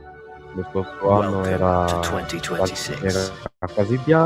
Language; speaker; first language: Italian; native; Italian